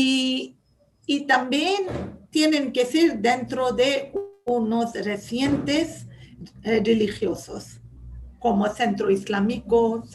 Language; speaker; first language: Spanish; non-native, fluent; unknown